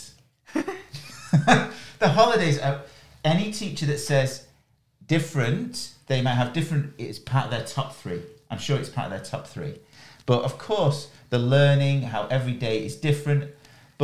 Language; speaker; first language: English; native; English